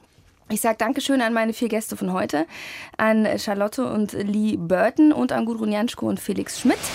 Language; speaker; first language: German; native; German